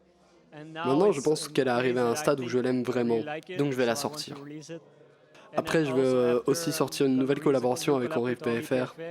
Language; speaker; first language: French; non-native, local second language; Dutch